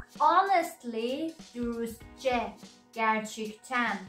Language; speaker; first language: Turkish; non-native, learner; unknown